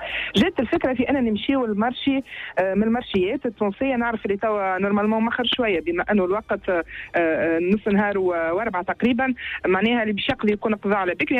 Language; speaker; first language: Arabic; native; Arabic